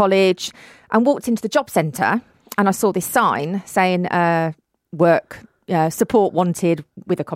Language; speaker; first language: English; native; English